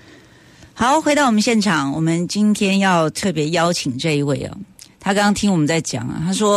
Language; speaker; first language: Chinese; native; Chinese